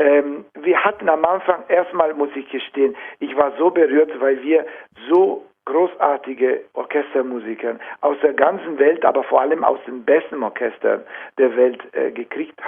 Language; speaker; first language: German; non-native, fluent; Italian